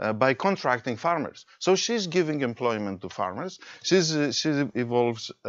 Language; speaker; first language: English; non-native, fluent; Greek